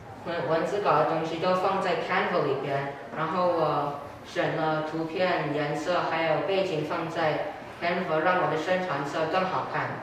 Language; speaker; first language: Chinese; non-native, learner; English